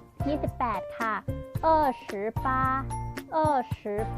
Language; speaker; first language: Chinese; non-native, fluent; Thai